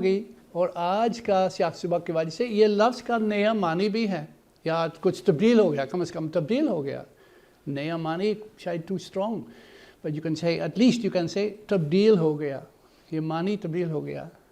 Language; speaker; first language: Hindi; non-native, fluent; English